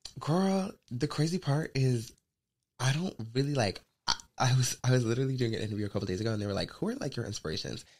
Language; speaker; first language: English; native; English